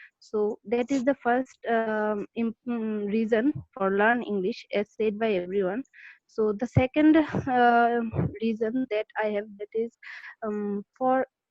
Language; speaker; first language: English; non-native, learner; Bangla